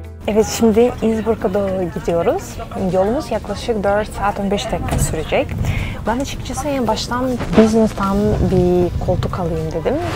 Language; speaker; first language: Turkish; non-native, fluent; Russian